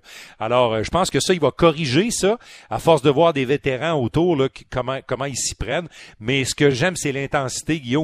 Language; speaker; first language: French; native; French